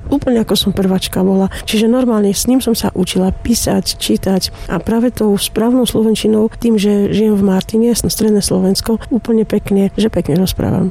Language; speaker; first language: Slovak; non-native, fluent; Armenian